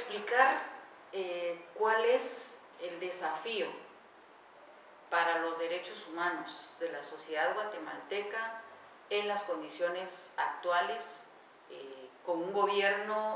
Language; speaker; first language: Spanish; native; Spanish